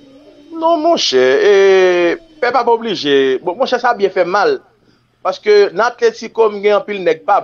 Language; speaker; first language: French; non-native, local second language; Haitian Creole